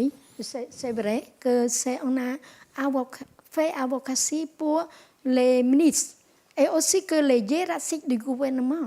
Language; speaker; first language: French; non-native, local second language; Khmer